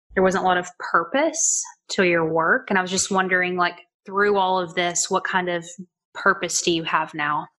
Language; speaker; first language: English; native; English